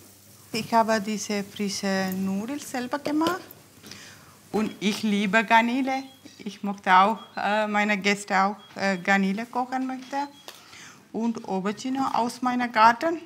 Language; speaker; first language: German; non-native, learner; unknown